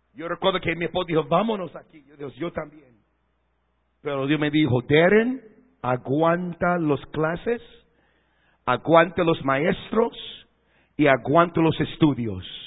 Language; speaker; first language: Spanish; non-native, fluent; English